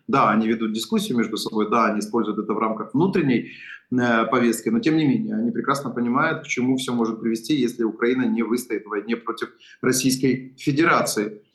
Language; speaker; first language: Russian; non-native, local second language; Ukrainian